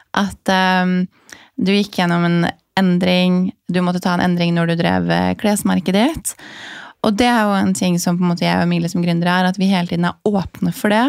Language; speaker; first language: Norwegian; native; Norwegian